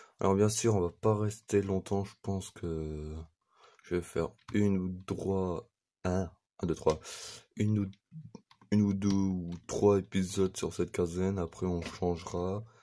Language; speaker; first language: French; native; French